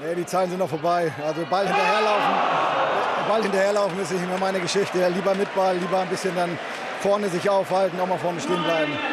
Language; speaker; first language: German; native; German